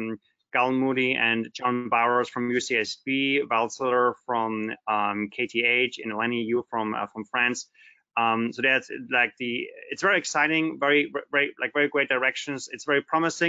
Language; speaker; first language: English; non-native, fluent; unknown